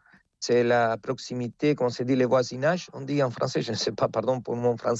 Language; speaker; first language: French; non-native, fluent; Spanish